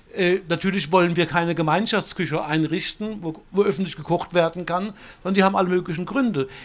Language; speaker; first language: German; non-native, fluent; Italian